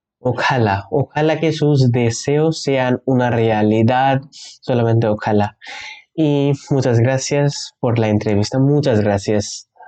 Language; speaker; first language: Spanish; non-native, learner; Bangla